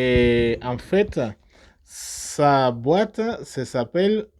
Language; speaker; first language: French; non-native, fluent; Spanish